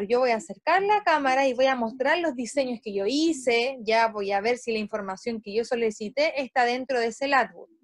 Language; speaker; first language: Spanish; native; Spanish